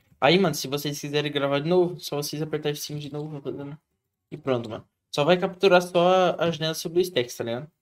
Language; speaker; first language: Portuguese; native; Portuguese